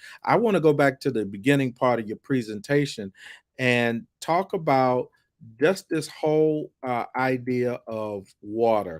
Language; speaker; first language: English; native; English